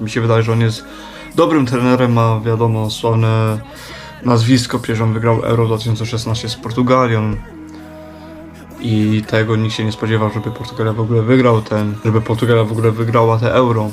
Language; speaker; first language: Polish; early bilingual, heritage; Polish